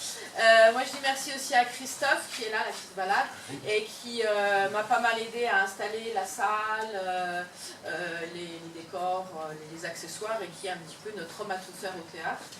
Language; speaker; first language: French; native; French